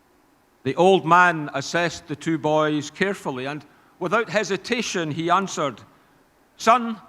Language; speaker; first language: English; native; English